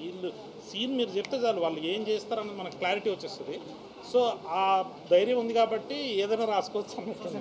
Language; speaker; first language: Telugu; native; Telugu